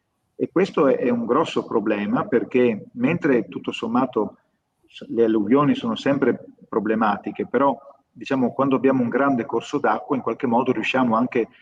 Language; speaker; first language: Italian; native; Italian